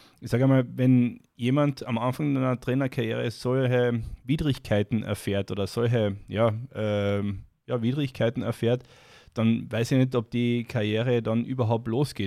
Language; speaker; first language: German; native; German